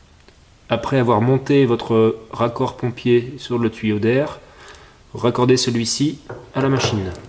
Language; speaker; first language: French; native; French